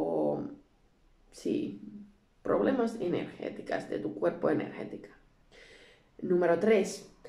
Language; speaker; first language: Spanish; non-native, learner; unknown